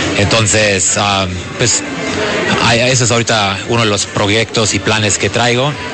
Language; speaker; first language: Spanish; non-native, fluent; German